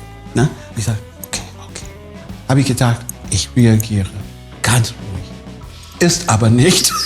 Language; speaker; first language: German; non-native, fluent; English